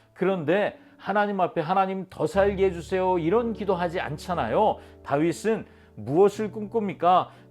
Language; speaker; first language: Korean; native; Korean